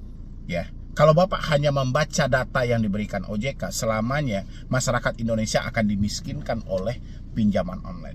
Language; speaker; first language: Indonesian; native; Indonesian